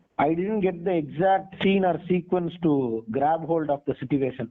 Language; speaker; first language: English; non-native, local second language; Tamil